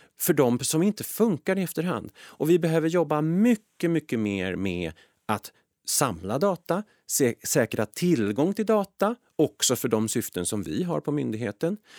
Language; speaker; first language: Swedish; native; Swedish